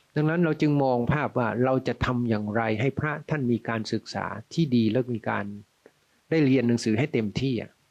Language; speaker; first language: Thai; native; Thai